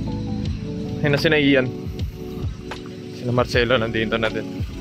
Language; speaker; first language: Filipino; native; Filipino